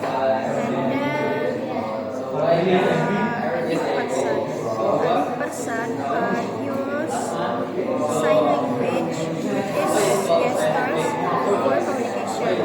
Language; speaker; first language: English; non-native, learner; Indonesian